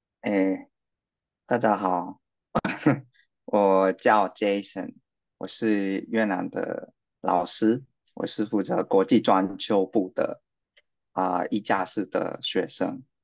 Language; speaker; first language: Chinese; non-native, fluent; Vietnamese